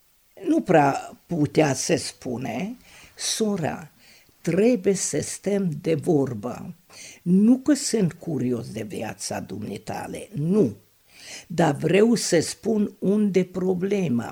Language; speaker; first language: Romanian; non-native, local second language; Hungarian